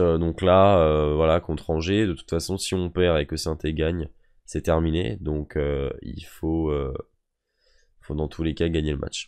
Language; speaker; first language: French; native; French